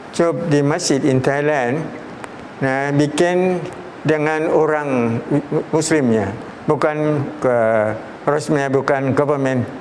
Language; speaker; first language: Indonesian; early bilingual, heritage; Thai